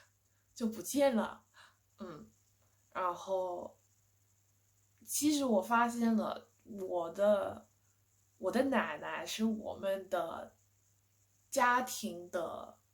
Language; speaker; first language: Chinese; non-native, fluent; English